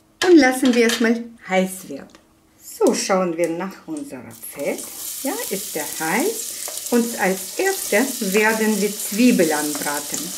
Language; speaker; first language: German; non-native, fluent; Russian